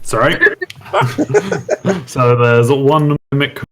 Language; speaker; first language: English; native; English